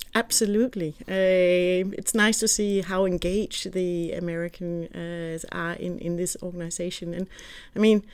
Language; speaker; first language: English; non-native, fluent; Danish